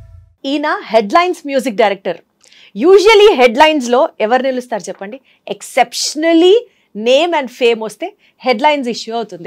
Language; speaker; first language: Telugu; native; Telugu